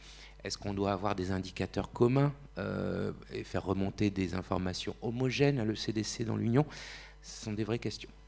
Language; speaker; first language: French; native; French